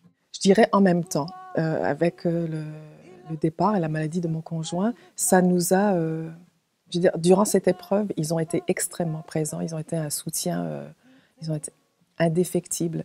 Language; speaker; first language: French; native; French